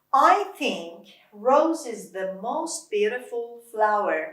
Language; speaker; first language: English; non-native, fluent; Persian